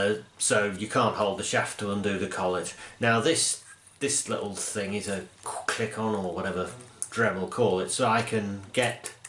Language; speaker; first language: English; native; English